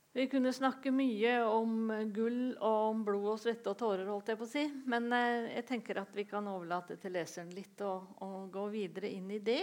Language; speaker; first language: Norwegian; native; Norwegian